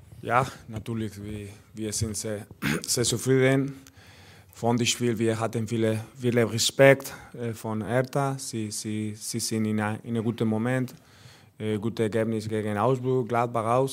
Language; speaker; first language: German; non-native, learner; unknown